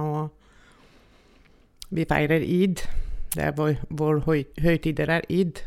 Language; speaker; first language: Norwegian; non-native, fluent; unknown